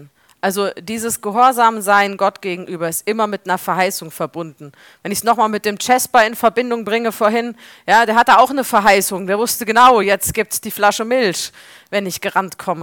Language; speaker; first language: German; native; German